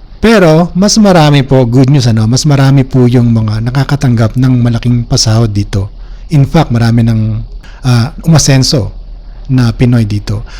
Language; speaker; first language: Filipino; native; Filipino